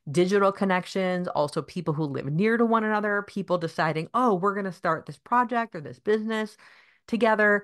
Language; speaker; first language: English; native; English